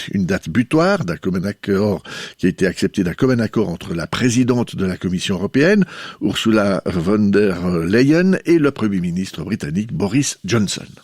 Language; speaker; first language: French; native; French